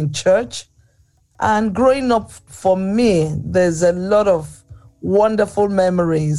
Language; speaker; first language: English; non-native, local second language; Igbo